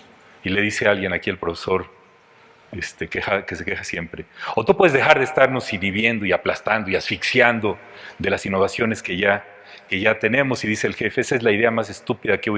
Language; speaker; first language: Spanish; native; Spanish